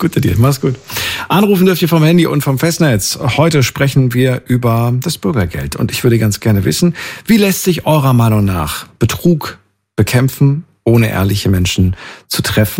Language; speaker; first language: German; native; German